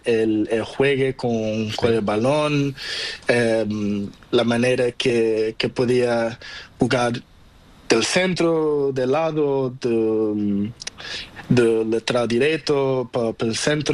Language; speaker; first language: Spanish; non-native, learner; Portuguese